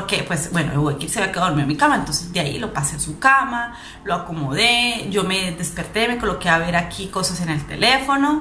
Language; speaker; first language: Spanish; native; Spanish